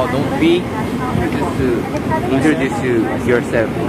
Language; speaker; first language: English; non-native, learner; Korean